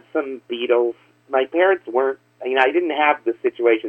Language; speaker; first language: English; native; English